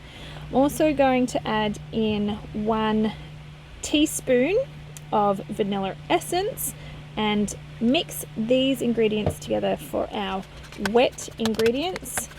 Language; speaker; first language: English; native; English